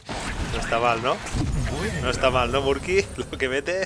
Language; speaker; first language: Spanish; native; Spanish